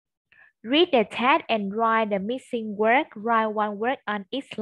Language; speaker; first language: English; non-native, fluent; Vietnamese